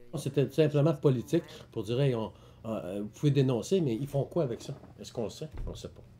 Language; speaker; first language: French; native; French